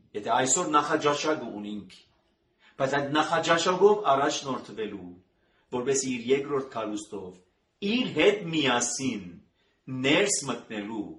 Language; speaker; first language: Armenian; native; Armenian